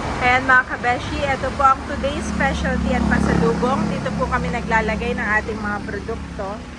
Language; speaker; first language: Filipino; native; Filipino